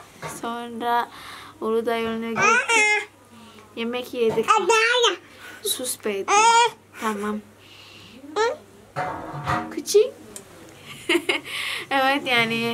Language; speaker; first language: Turkish; non-native, learner; Indonesian